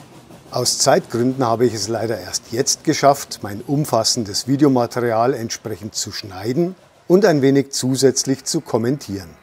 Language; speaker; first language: German; native; German